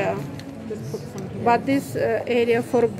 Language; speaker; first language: English; non-native, learner; Russian